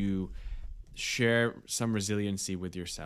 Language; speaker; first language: English; native; English